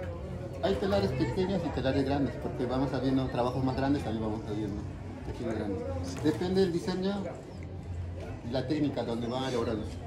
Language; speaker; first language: Spanish; native; Spanish